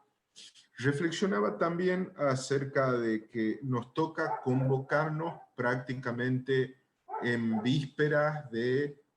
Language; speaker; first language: Spanish; native; Spanish